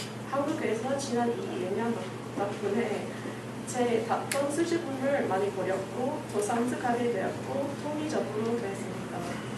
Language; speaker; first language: Korean; non-native, fluent; English